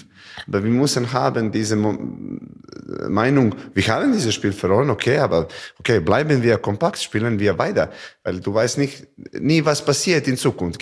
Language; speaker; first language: German; non-native, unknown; Serbian